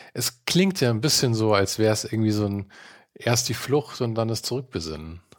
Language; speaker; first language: German; native; German